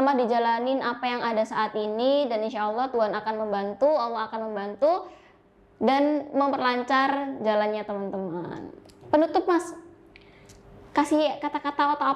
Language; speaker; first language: Indonesian; native; Indonesian